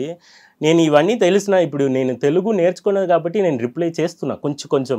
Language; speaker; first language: Telugu; non-native, fluent; Tamil